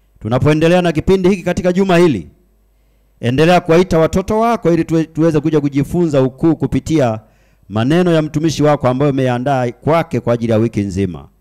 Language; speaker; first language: Swahili; native; Swahili